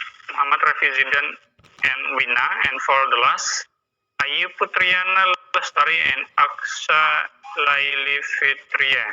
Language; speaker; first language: English; non-native, fluent; Indonesian